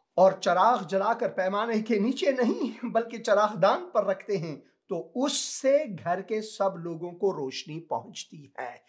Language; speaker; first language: Urdu; non-native, local second language; Punjabi